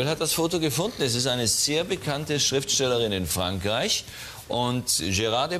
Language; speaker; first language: German; native; German